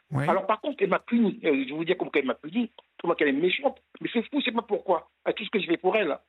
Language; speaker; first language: French; native; French